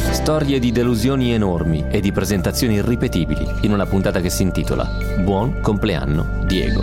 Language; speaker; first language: Italian; native; Italian